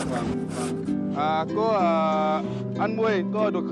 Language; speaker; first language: Vietnamese; non-native, learner; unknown